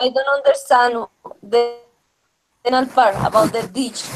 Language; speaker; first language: English; non-native, learner; Spanish